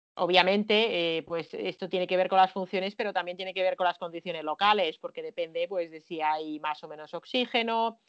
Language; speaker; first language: Spanish; non-native, fluent; Finnish